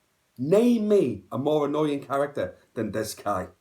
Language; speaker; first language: English; native; English